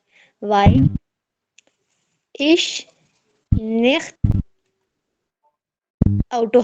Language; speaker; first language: German; non-native, learner; Urdu